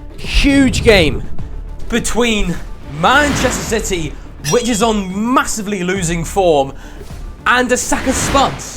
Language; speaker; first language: English; native; English